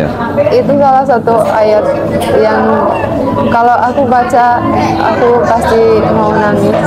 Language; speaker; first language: Indonesian; non-native, fluent; Finnish